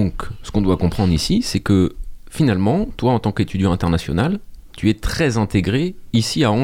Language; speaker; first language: French; native; French